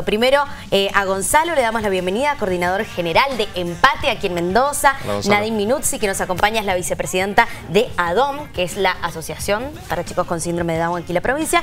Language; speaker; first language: Spanish; native; Spanish